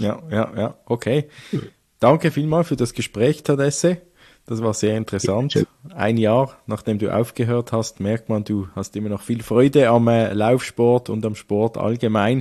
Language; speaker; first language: German; native; German